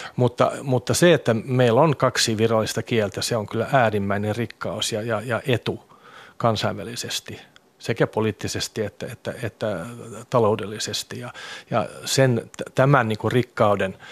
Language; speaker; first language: Finnish; non-native, local second language; Swedish